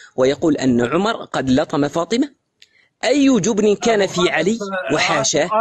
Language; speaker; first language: Arabic; native; Arabic